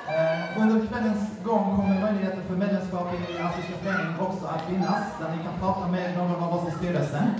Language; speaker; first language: Swedish; early bilingual, other home language; Assyrian Neo-Aramaic